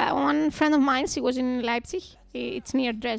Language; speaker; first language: English; non-native, fluent; Greek